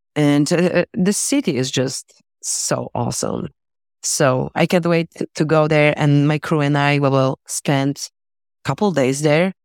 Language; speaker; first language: English; non-native, fluent; Polish